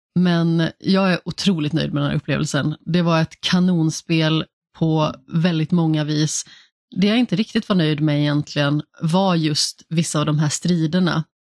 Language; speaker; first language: Swedish; native; Swedish